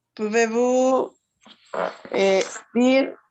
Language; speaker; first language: French; non-native, learner; Spanish